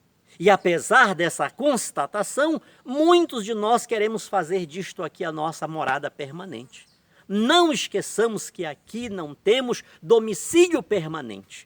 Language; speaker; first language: Portuguese; native; Portuguese